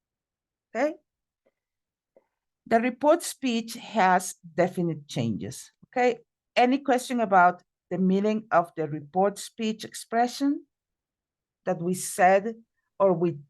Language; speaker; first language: English; non-native, fluent; Spanish